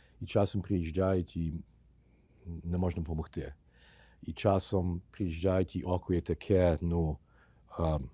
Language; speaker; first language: Ukrainian; early bilingual, heritage; Ukrainian